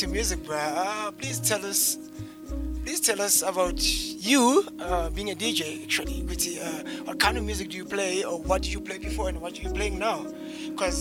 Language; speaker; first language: English; non-native, local second language; Zulu